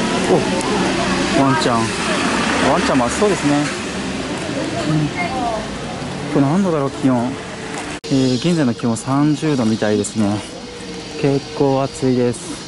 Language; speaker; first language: Japanese; native; Japanese